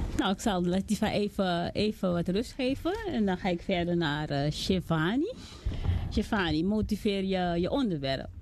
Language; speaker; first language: Dutch; native; Dutch